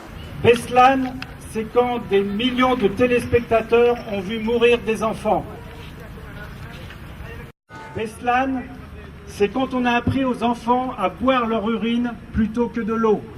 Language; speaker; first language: French; native; French